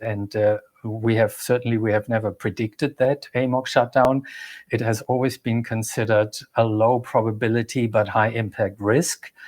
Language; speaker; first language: English; non-native, fluent; German